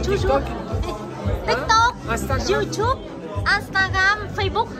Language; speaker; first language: French; non-native, fluent; Vietnamese